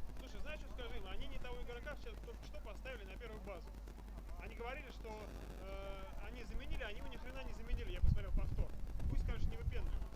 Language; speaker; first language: Russian; native; Russian